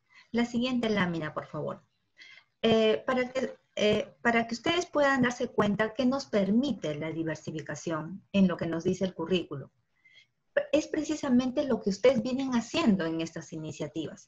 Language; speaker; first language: Spanish; native; Spanish